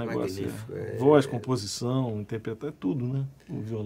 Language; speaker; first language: Portuguese; native; Portuguese